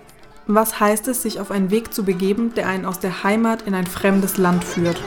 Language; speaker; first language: German; native; German